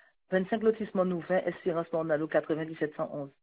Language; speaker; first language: French; native; French